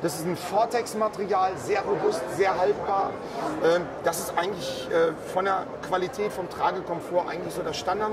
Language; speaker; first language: German; native; German